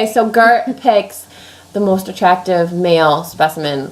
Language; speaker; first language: English; native; English